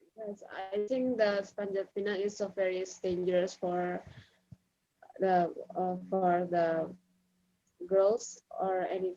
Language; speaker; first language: English; non-native, learner; Indonesian